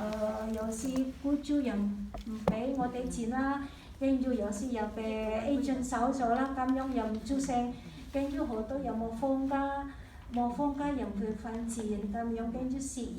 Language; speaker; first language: Cantonese; non-native, learner; Indonesian